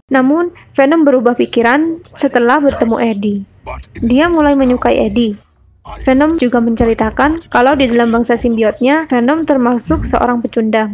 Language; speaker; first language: Indonesian; native; Indonesian